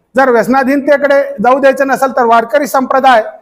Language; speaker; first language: Marathi; native; Marathi